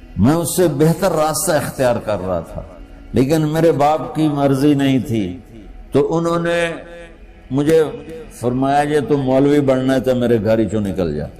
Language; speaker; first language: Urdu; non-native, local second language; Punjabi